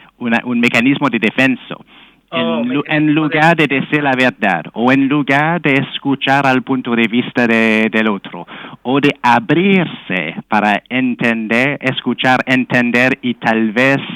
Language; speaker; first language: Spanish; non-native, fluent; English